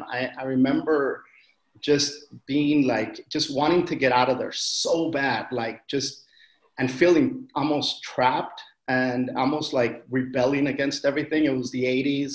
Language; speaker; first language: English; native; English